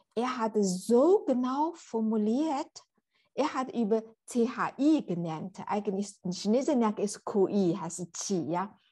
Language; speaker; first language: German; non-native, learner; Chinese